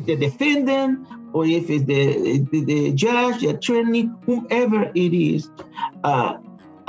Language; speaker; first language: English; non-native, fluent; Spanish